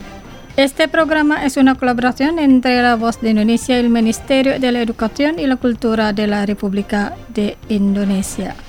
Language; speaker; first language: Spanish; non-native, fluent; Indonesian